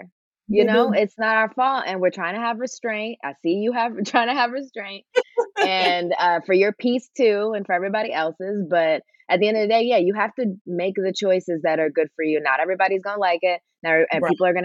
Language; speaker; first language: English; native; English